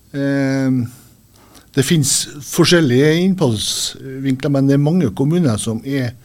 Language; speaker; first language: Norwegian; native; Norwegian